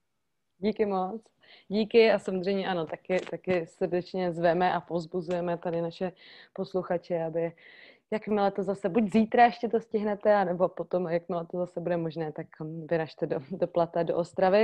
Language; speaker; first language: Czech; native; Czech